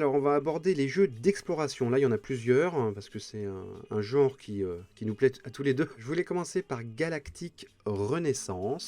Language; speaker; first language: French; native; French